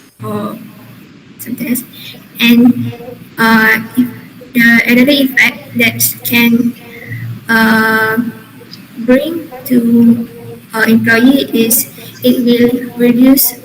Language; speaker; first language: English; non-native, learner; Malay